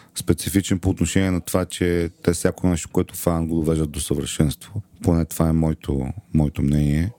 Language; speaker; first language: Bulgarian; native; Bulgarian